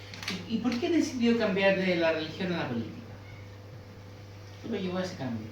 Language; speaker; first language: Spanish; native; Spanish